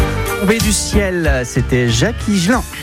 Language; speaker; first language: French; native; French